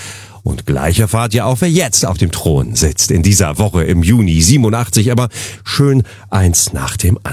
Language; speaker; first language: German; native; German